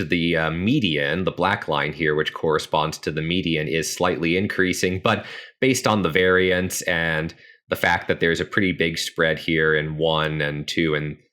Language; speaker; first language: English; native; English